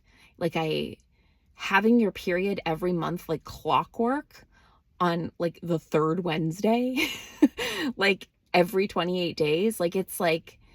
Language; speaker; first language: English; native; English